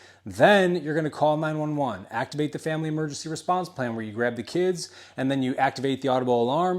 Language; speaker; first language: English; native; English